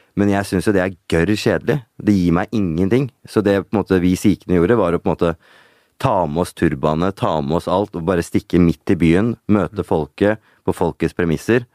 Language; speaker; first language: Norwegian; early bilingual, other home language; Punjabi